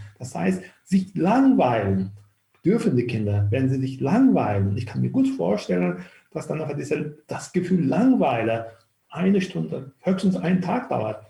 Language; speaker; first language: German; non-native, fluent; Turkish